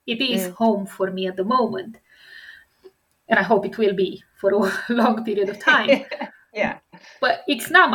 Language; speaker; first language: English; non-native, fluent; Romanian